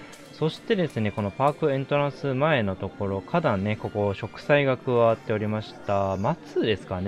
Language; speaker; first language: Japanese; native; Japanese